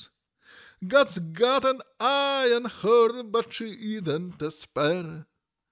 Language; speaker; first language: English; non-native, fluent; Ukrainian